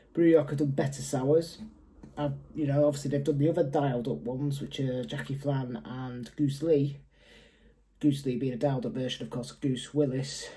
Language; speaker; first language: English; native; English